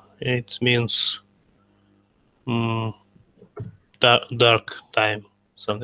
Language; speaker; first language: English; non-native, learner; Russian